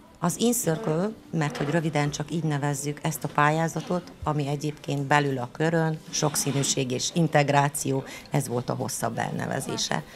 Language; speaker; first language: Hungarian; native; Hungarian